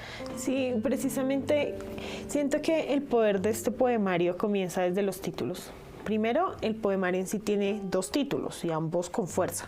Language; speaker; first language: Spanish; native; Spanish